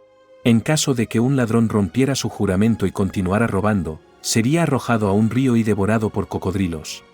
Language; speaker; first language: Spanish; native; Spanish